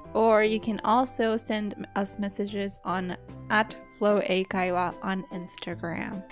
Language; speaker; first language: English; early bilingual, other home language; Japanese